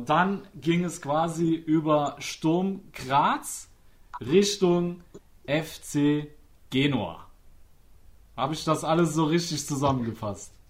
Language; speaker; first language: German; native; German